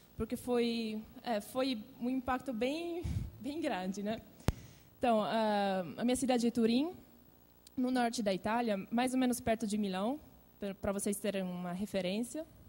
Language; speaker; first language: Portuguese; non-native, fluent; Italian